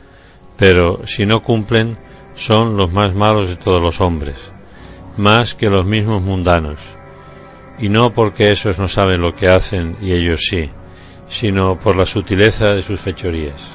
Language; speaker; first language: Spanish; native; Spanish